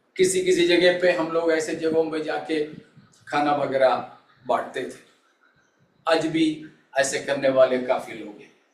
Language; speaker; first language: Hindi; non-native, local second language; Malayalam